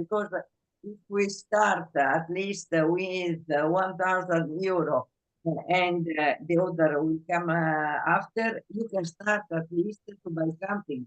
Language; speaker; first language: English; non-native, fluent; Italian